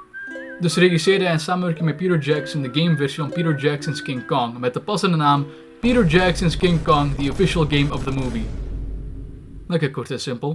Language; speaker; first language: Dutch; native; Dutch